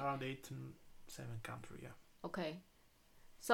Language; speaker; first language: English; non-native, learner; Italian